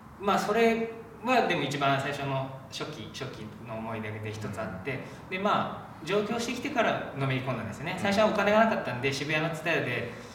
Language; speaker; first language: Japanese; native; Japanese